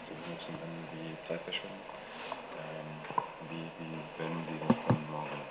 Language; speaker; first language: German; non-native, fluent; Arabic